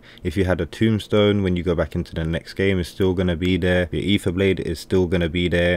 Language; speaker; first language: English; native; English